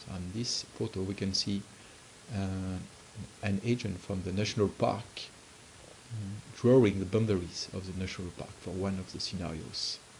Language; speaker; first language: English; non-native, fluent; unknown